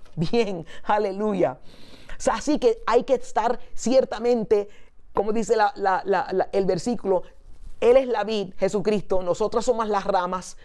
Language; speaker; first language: Spanish; early bilingual, heritage; Spanish